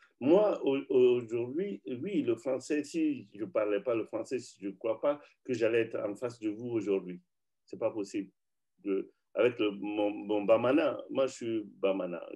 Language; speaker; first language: French; non-native, local second language; Bambara